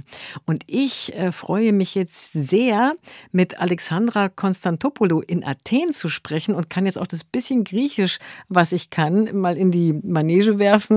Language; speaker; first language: German; native; German